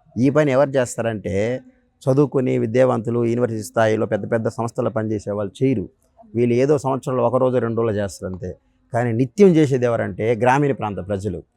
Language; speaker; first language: Telugu; native; Telugu